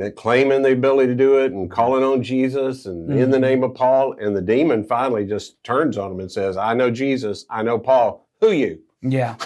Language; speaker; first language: English; native; English